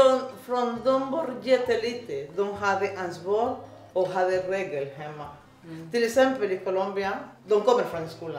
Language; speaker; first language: Swedish; non-native, learner; Spanish